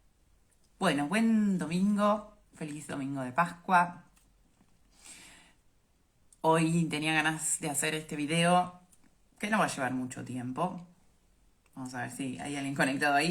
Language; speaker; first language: Spanish; native; Spanish